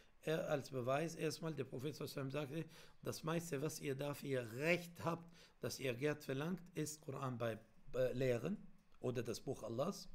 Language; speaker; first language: German; non-native, fluent; Arabic